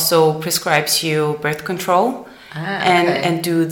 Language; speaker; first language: English; non-native, fluent; Danish